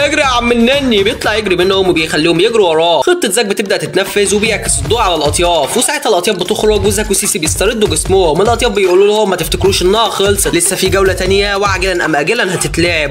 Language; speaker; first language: Arabic; native; Arabic